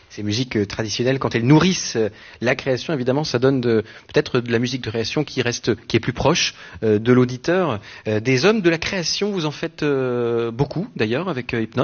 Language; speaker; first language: French; native; French